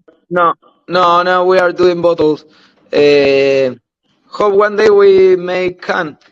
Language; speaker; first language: English; non-native, learner; Spanish